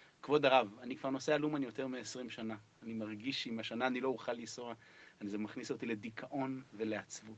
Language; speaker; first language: Hebrew; non-native, fluent; English